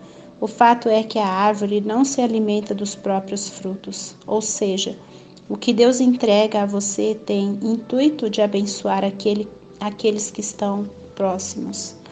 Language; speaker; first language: Portuguese; native; Portuguese